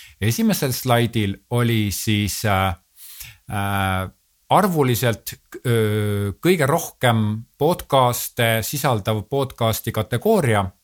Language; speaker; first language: Estonian; native; Estonian